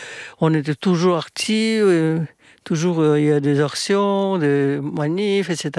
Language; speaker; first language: French; non-native, fluent; Indonesian